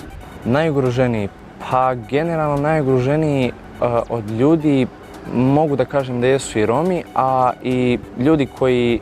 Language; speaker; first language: Bosnian; native; Bosnian